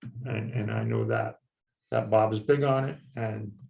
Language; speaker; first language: English; native; English